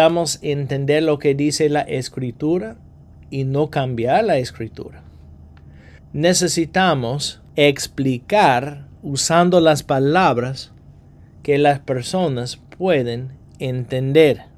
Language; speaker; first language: Spanish; non-native, fluent; English